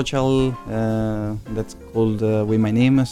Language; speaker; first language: English; non-native, fluent; Italian